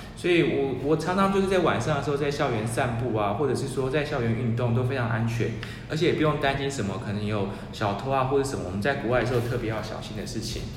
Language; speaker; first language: Chinese; native; Chinese